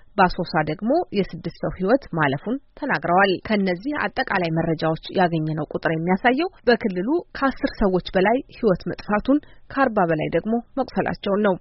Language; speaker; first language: Amharic; native; Amharic